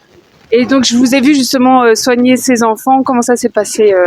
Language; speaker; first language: French; native; French